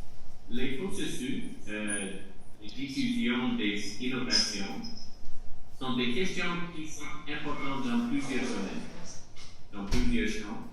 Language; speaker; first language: French; non-native, fluent; English